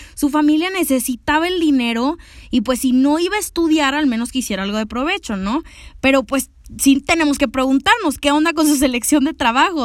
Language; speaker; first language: Spanish; native; Spanish